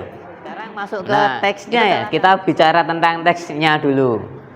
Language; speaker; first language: Indonesian; native; Indonesian